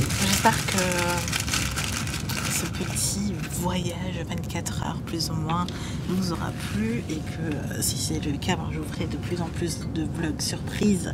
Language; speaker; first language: French; native; French